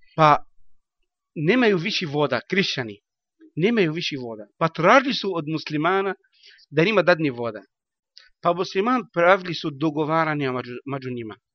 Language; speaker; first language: Bosnian; non-native, learner; Arabic